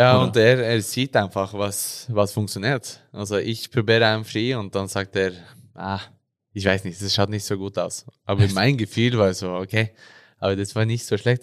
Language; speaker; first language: German; non-native, learner; Norwegian